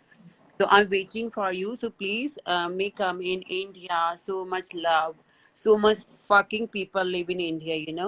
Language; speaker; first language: English; non-native, learner; Hindi